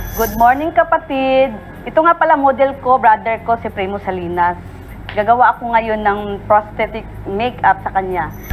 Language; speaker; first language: Filipino; non-native, local second language; Cebuano